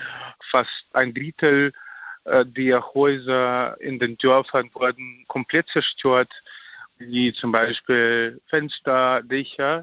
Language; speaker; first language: German; non-native, fluent; Ukrainian